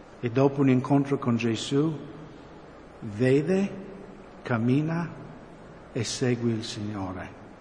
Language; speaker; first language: Italian; non-native, fluent; English